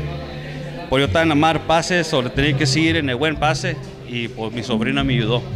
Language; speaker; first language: Spanish; early bilingual, other home language; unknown